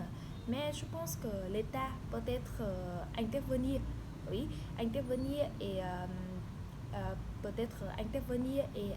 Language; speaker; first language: French; non-native, learner; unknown